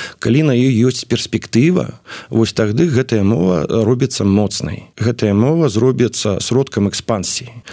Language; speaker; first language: Belarusian; non-native, local second language; Russian